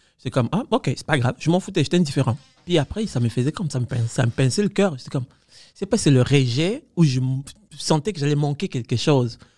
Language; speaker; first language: French; non-native, fluent; Spanish